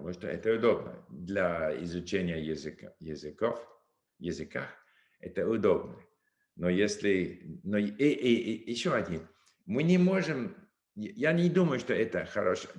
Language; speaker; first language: Russian; non-native, learner; English